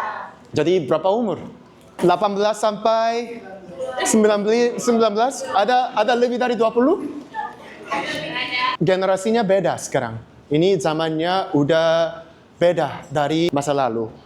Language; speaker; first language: Indonesian; non-native, learner; Korean